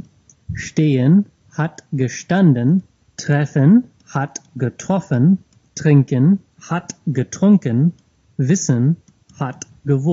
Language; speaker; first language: German; non-native, fluent; English